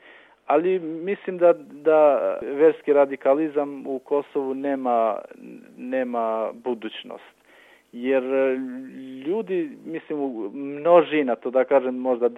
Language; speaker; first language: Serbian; non-native, local second language; Albanian